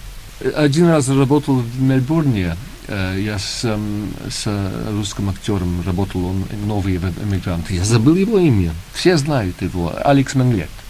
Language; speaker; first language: Russian; early bilingual, heritage; Russian